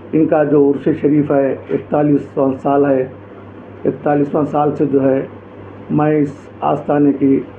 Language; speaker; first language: Urdu; native; Urdu